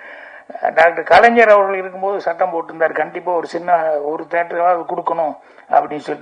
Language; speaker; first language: Tamil; native; Tamil